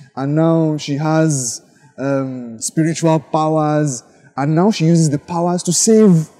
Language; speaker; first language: English; non-native, local second language; Yoruba